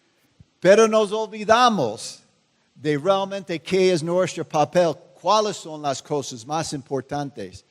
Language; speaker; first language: Spanish; non-native, fluent; English